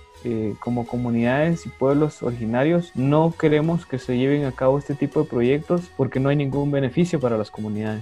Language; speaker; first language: Spanish; native; Spanish